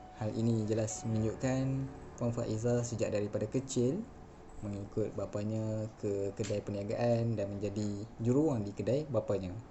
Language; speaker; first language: Malay; native; Malay